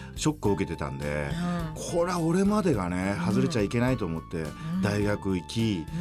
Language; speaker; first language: Japanese; native; Japanese